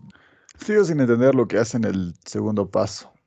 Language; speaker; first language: Spanish; native; Spanish